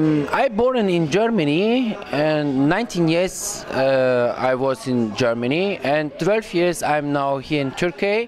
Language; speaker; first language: English; non-native, learner; Turkish